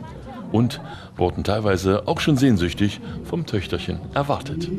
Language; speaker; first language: German; native; German